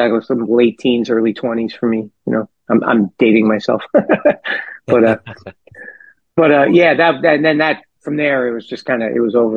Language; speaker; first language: English; native; English